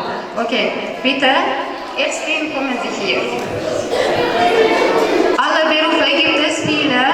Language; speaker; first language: German; non-native, learner; Uzbek